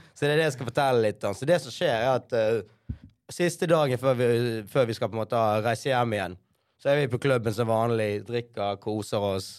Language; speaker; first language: Norwegian; early bilingual, other home language; Sinhala